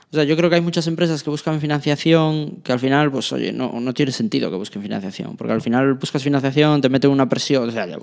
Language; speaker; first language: Spanish; native; Spanish